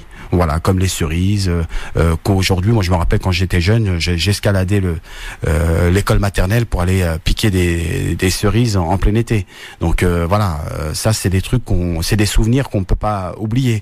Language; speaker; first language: French; native; French